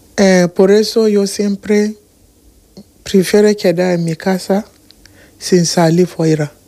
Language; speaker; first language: Spanish; non-native, learner; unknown